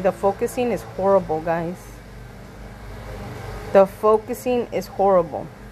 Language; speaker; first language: English; early bilingual, other home language; Spanish